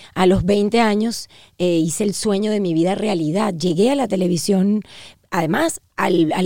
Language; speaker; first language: Spanish; native; Spanish